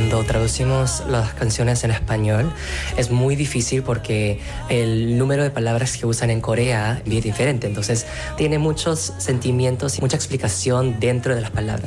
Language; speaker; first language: Spanish; non-native, learner; Korean